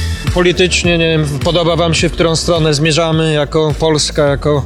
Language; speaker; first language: Polish; native; Polish